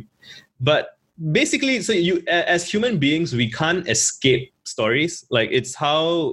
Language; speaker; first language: English; native; English